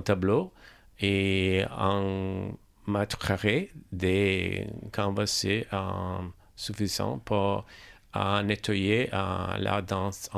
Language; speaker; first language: French; non-native, learner; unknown